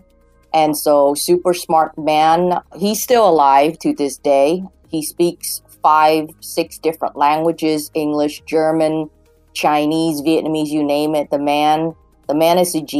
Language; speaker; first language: English; native; English